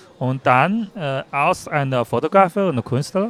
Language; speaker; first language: German; non-native, learner; Chinese